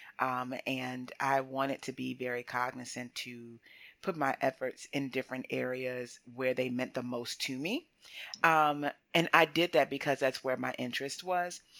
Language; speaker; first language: English; native; English